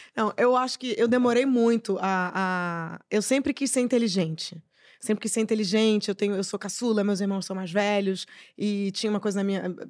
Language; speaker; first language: Portuguese; native; Portuguese